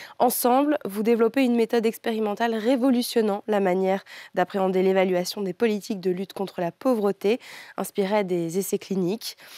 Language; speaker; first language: French; native; French